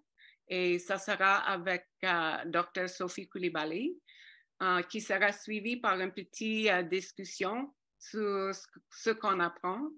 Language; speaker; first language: French; non-native, fluent; English